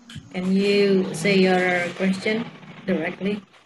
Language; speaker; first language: English; non-native, fluent; Indonesian